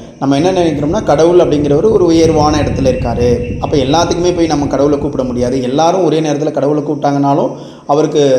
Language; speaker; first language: Tamil; native; Tamil